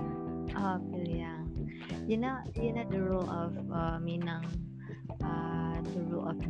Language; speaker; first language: English; non-native, learner; Indonesian